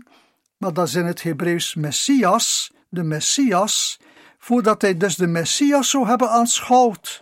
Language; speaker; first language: Dutch; native; Dutch